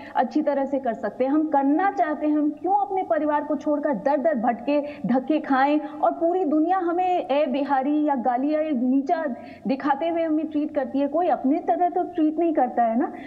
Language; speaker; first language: Hindi; native; Hindi